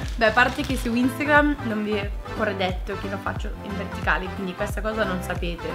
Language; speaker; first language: Italian; early bilingual, heritage; English